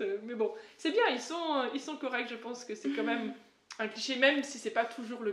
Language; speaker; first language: French; native; French